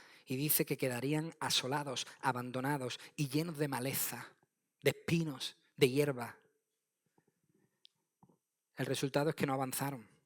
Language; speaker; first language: Spanish; native; Spanish